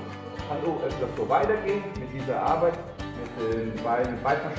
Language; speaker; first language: German; non-native, fluent; Portuguese